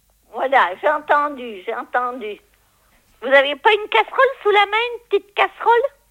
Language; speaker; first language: French; native; French